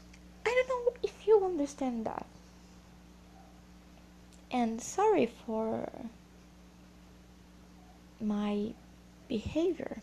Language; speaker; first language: English; non-native, learner; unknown